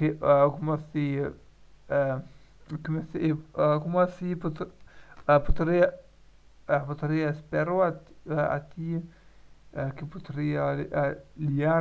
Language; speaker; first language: Spanish; non-native, learner; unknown